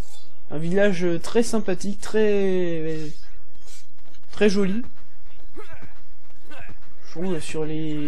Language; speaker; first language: French; native; French